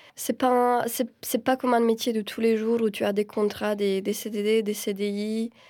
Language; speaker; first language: French; non-native, fluent; Romanian